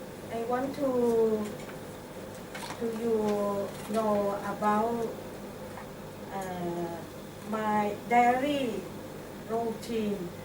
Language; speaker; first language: English; non-native, learner; Thai